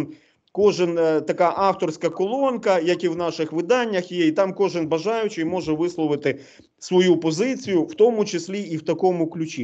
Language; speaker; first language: Ukrainian; native; Ukrainian